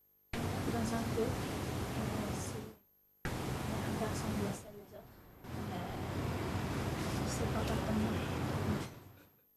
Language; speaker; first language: French; non-native, learner; Arabic